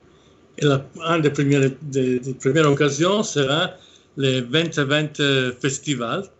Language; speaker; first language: French; non-native, fluent; Italian